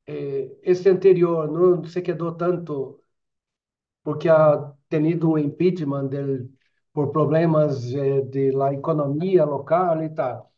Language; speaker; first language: Spanish; non-native, fluent; Portuguese